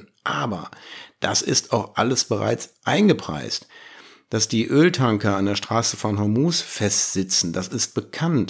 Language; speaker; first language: German; native; German